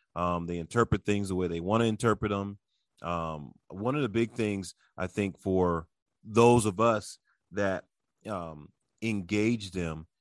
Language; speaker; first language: English; early bilingual, other home language; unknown